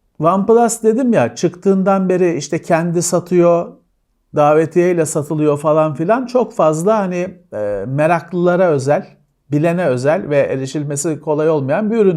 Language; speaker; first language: Turkish; native; Turkish